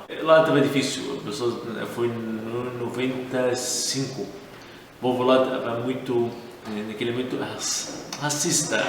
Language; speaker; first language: Portuguese; non-native, learner; Arabic